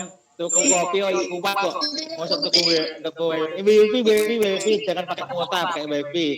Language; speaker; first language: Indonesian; non-native, local second language; Javanese